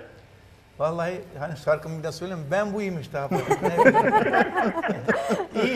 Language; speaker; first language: Turkish; native; Turkish